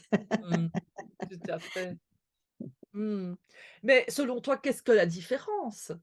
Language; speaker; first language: French; native; French